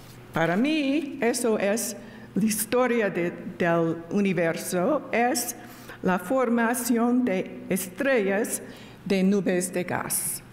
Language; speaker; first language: Spanish; non-native, learner; English